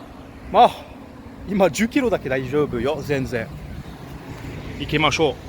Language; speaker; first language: Japanese; non-native, learner; French